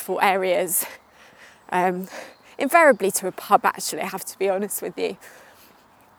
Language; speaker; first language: English; native; English